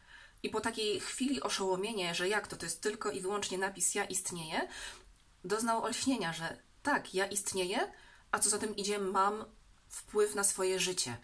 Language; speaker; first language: Polish; native; Polish